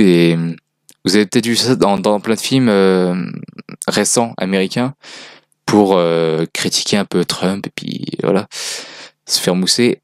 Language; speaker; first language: French; native; French